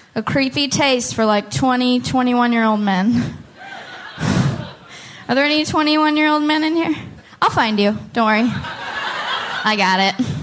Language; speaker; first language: English; native; English